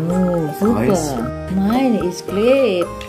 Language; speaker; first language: German; non-native, learner; Thai